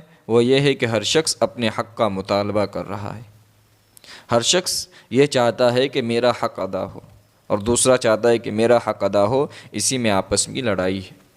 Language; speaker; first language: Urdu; non-native, local second language; Gujarati